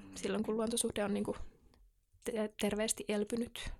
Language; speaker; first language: Finnish; native; Finnish